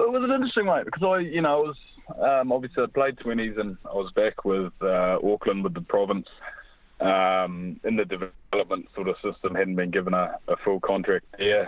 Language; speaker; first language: English; native; English